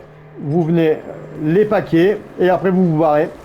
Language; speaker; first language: French; native; French